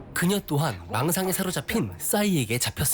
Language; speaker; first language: Korean; native; Korean